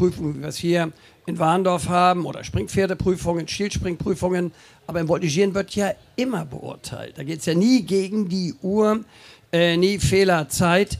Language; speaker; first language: German; native; German